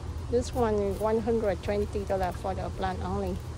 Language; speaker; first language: English; non-native, learner; Vietnamese